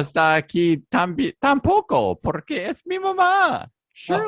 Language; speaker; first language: Spanish; non-native, learner; English